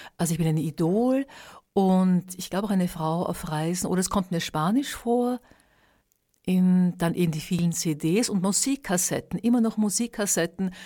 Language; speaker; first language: German; native; German